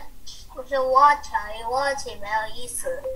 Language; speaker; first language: Chinese; early bilingual, heritage; Chinese